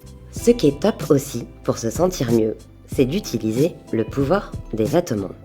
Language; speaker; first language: French; native; French